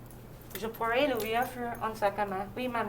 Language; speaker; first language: French; non-native, fluent; English